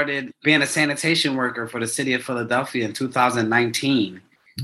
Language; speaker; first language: English; native; English